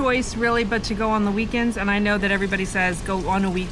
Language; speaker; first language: English; native; English